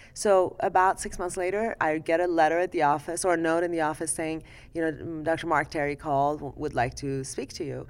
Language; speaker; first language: English; early bilingual, other home language; Persian